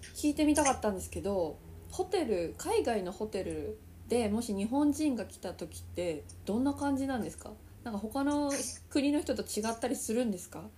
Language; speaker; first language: Japanese; native; Japanese